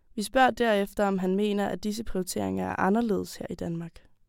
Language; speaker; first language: Danish; native; Danish